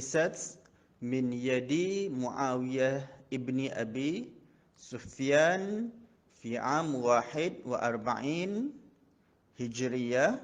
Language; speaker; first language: Arabic; non-native, fluent; Malay